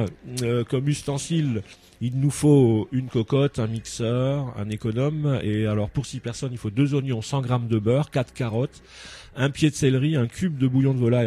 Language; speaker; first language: French; native; French